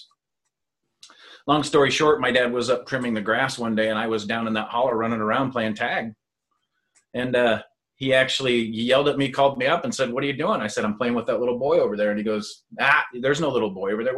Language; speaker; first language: English; native; English